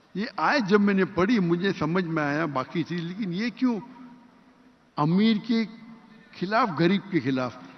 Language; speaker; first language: Urdu; non-native, local second language; Konkani